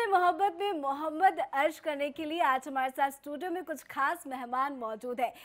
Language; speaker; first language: Hindi; native; Hindi